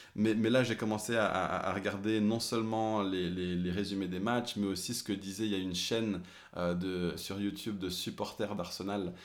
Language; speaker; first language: French; early bilingual, other home language; English